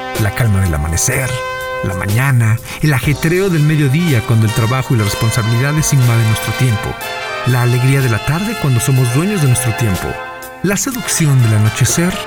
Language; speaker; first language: Spanish; native; Spanish